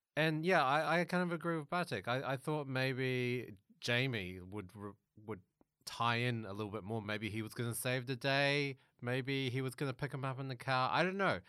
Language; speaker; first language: English; native; English